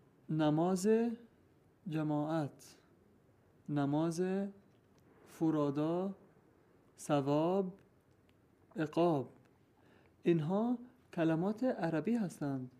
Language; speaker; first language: Persian; non-native, learner; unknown